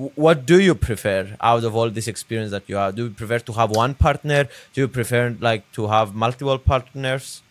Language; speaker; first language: English; non-native, fluent; Greek